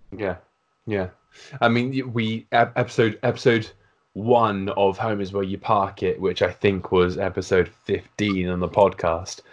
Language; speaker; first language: English; native; English